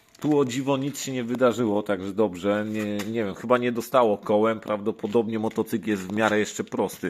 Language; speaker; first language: Polish; native; Polish